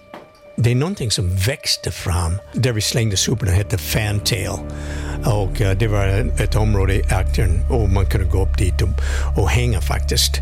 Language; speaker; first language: Swedish; non-native, fluent; English